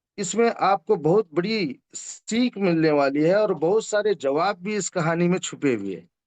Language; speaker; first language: Hindi; non-native, local second language; Urdu